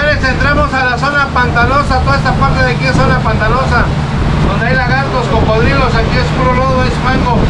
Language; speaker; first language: Spanish; native; Spanish